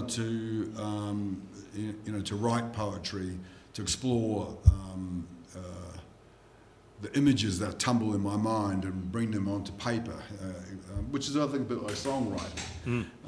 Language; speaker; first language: English; non-native, local second language; Limburgish